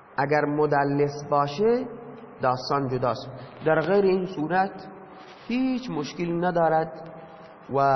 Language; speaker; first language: Persian; non-native, local second language; Baluchi